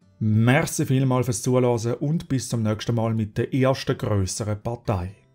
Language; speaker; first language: German; native; German